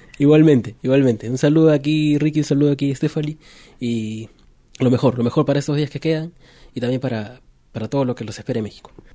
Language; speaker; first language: Spanish; native; Spanish